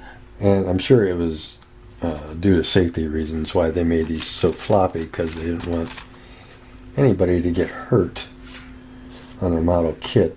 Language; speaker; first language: English; native; English